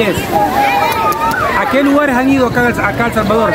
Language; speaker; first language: Spanish; native; Spanish